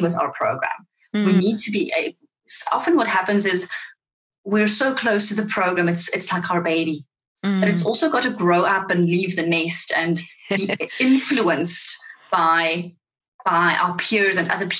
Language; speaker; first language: English; non-native, local second language; Afrikaans